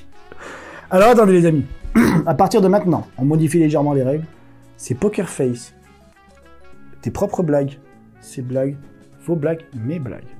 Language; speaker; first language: French; native; French